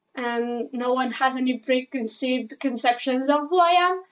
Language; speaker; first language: English; non-native, fluent; Spanish